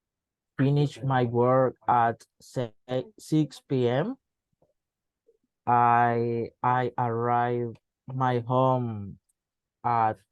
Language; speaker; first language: English; non-native, learner; Spanish